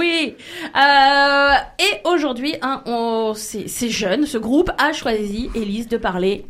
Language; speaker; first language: French; native; French